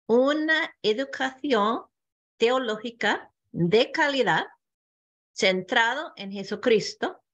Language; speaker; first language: Spanish; non-native, fluent; English